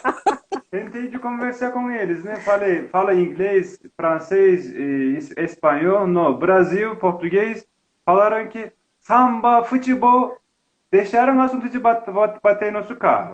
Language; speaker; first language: Portuguese; non-native, learner; Turkish